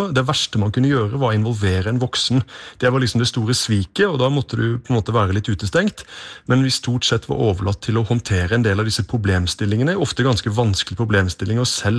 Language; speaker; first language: Norwegian; native; Norwegian